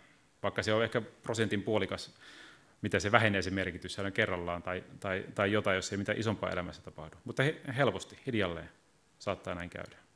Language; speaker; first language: Finnish; native; Finnish